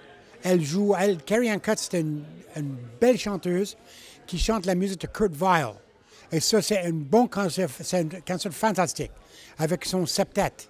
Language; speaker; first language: French; non-native, learner; English